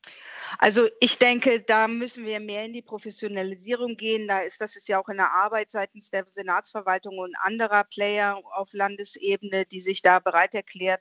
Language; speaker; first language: German; native; German